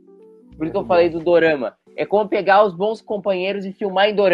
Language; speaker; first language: Portuguese; native; Portuguese